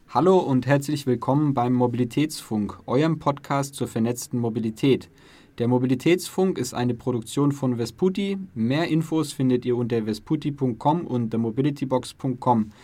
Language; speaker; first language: German; native; German